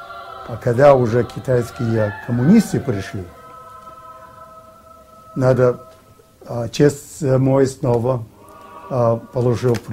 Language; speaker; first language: Russian; early bilingual, heritage; Russian